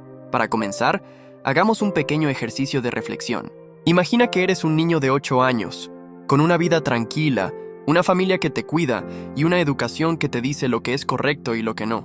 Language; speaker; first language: Spanish; native; Spanish